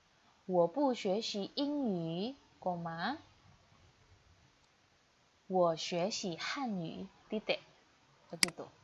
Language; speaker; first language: Chinese; non-native, fluent; Indonesian